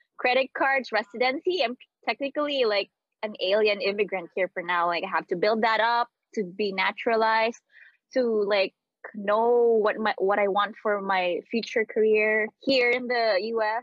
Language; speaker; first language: English; non-native, local second language; Filipino